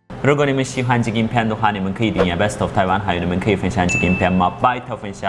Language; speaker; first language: Chinese; non-native, fluent; Turkish